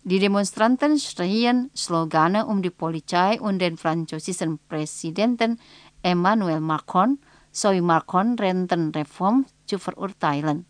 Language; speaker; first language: German; non-native, fluent; Indonesian